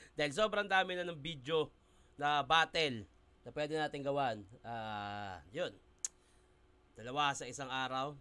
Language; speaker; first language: Filipino; native; Filipino